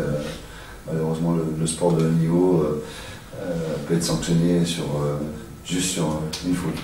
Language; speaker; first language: French; native; French